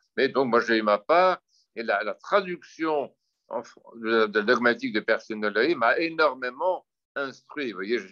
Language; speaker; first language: French; native; French